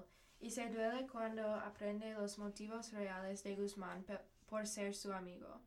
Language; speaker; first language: Spanish; non-native, learner; English